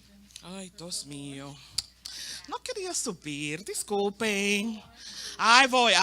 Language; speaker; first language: Portuguese; non-native, learner; Spanish